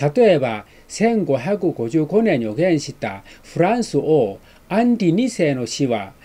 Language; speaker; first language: Japanese; non-native, fluent; Chinese